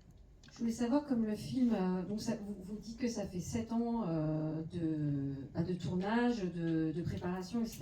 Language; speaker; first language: French; native; French